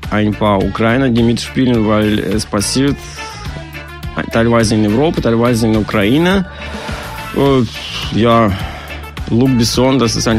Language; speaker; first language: German; non-native, fluent; Russian